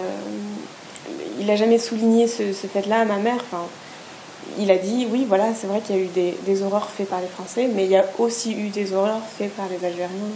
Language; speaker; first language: French; native; French